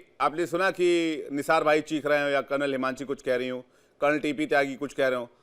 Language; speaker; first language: Hindi; native; Hindi